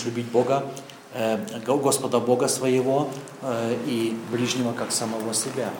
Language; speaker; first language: Czech; non-native, learner; Russian